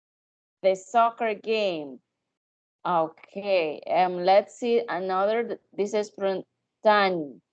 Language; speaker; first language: English; non-native, fluent; Spanish